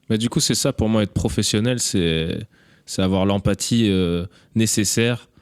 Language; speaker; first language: French; native; French